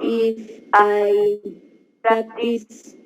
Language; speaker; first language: English; non-native, learner; Spanish